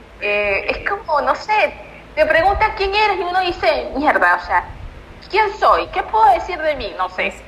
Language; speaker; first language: Spanish; native; Spanish